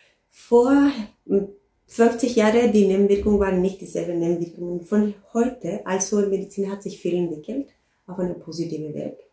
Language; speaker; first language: German; non-native, fluent; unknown